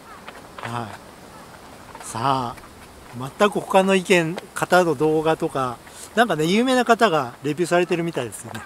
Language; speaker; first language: Japanese; native; Japanese